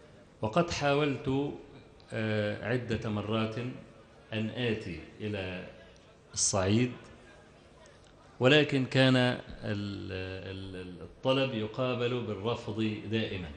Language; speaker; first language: Arabic; native; Arabic